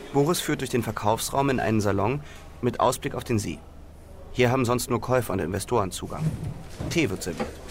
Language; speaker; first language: German; native; German